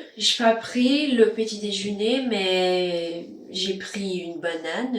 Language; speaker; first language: French; non-native, learner; Spanish